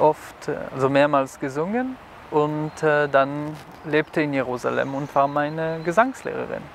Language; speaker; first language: German; non-native, fluent; Hebrew